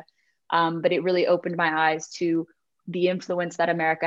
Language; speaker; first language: English; native; English